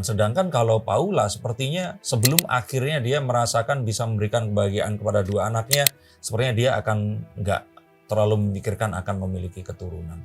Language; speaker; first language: Indonesian; native; Indonesian